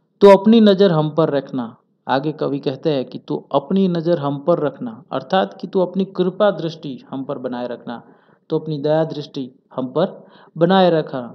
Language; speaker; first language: Hindi; non-native, local second language; Gujarati